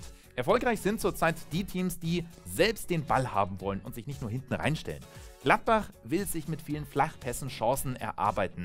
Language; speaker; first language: German; native; German